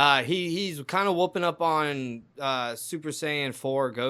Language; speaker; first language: English; native; English